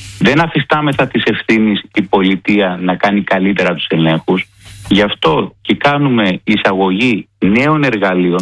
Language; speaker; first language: Greek; native; Greek